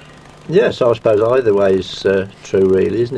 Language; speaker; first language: English; native; English